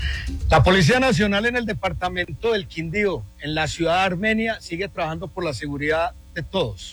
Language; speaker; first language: Spanish; native; Spanish